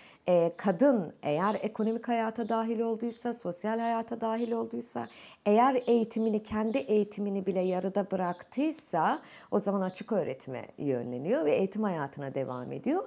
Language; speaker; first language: Turkish; native; Turkish